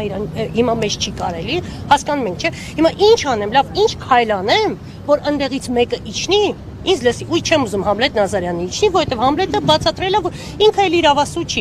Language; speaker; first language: Armenian; native; Armenian